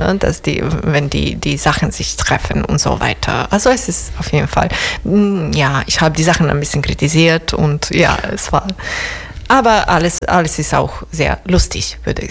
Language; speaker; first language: German; non-native, fluent; Serbian